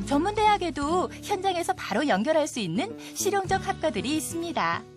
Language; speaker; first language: Korean; native; Korean